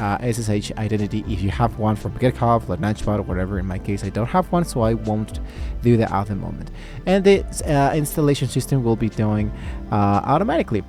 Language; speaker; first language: English; non-native, fluent; Spanish